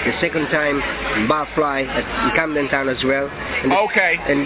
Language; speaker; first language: English; non-native, fluent; Italian